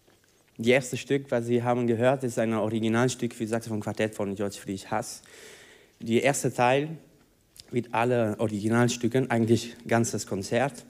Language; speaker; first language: German; non-native, learner; Spanish